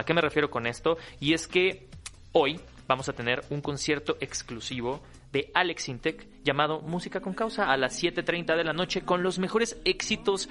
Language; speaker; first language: Spanish; native; Spanish